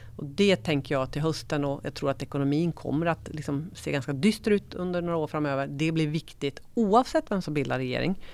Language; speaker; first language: Swedish; native; Swedish